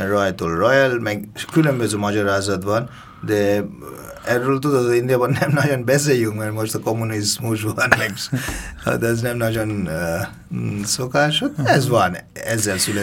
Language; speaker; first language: Hungarian; non-native, fluent; Bangla